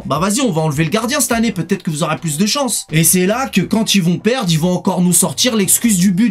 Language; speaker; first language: French; native; French